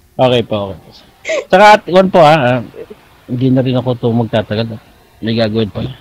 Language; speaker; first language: Filipino; native; Filipino